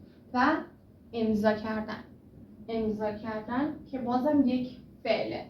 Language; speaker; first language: Persian; native; Persian